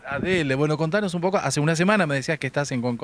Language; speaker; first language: Spanish; native; Spanish